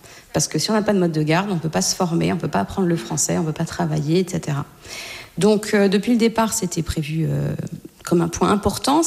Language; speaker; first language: French; native; French